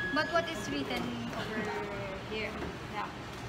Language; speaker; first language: English; non-native, local second language; Filipino